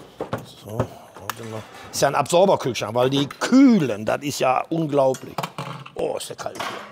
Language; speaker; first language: German; native; German